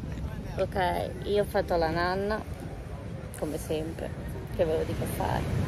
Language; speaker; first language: Italian; native; Italian